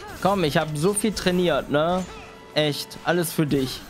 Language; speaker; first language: German; native; German